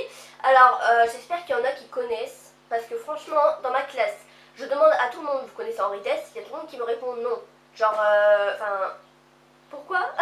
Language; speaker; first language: French; native; French